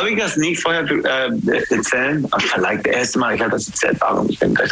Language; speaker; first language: German; non-native, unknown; English